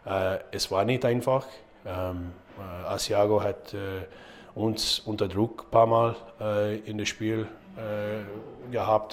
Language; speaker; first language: German; non-native, learner; English